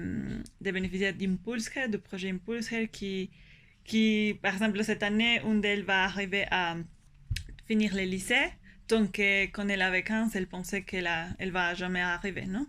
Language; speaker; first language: French; non-native, fluent; Spanish